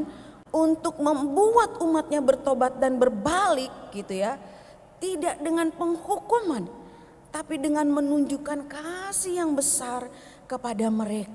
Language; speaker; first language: Indonesian; native; Indonesian